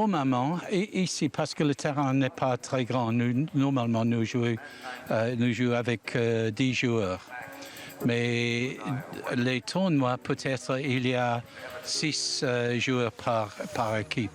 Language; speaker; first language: French; non-native, fluent; English